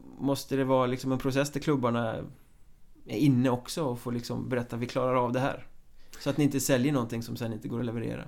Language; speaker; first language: Swedish; native; Swedish